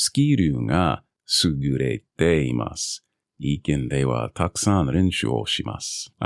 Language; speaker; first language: Japanese; non-native, learner; English